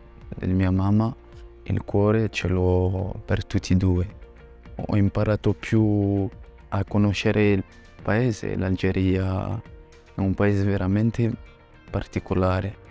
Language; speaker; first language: Italian; non-native, fluent; French